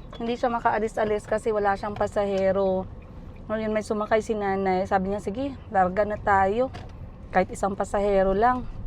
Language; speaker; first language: Filipino; non-native, local second language; Cebuano